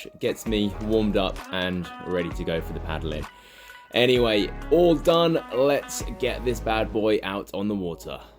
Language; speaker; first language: English; native; English